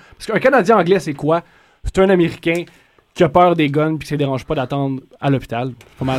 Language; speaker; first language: French; native; French